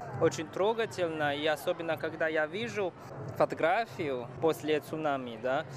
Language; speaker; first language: Russian; non-native, fluent; Chinese